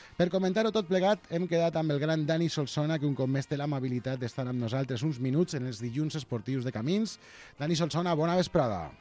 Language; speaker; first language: Catalan; native; Catalan